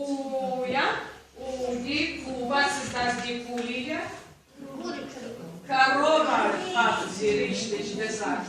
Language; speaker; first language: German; non-native, fluent; Russian